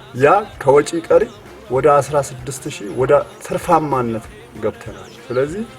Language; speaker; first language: Amharic; non-native, local second language; Sebat Bet Gurage